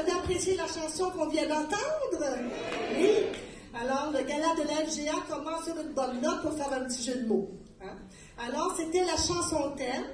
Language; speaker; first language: French; native; French